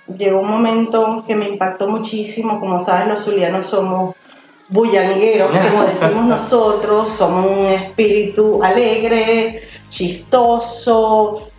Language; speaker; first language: Spanish; native; Spanish